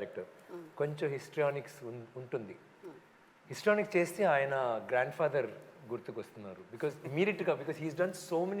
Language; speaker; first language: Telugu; non-native, local second language; Tamil